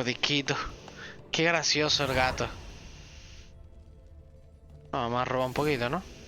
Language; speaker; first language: Spanish; native; Spanish